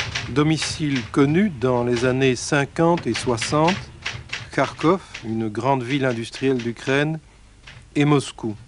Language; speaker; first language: French; native; French